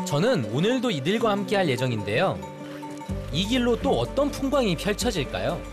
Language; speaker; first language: Korean; native; Korean